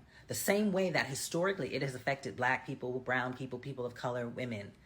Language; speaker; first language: English; native; English